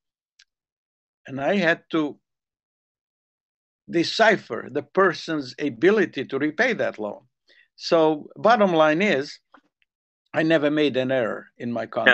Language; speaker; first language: English; non-native, fluent; Hungarian